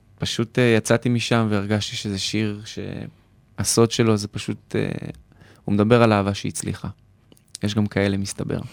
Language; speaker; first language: Hebrew; native; Hebrew